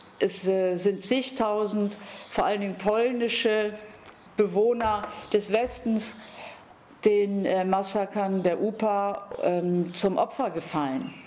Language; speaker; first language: German; native; German